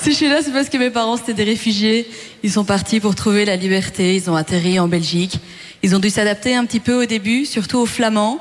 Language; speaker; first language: French; early bilingual, other home language; Persian